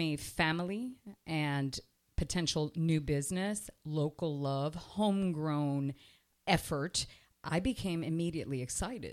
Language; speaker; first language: English; native; English